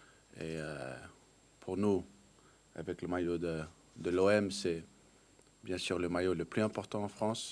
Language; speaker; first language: French; non-native, fluent; Danish